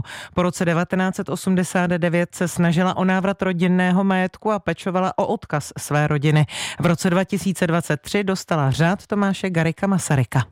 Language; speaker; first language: Czech; native; Czech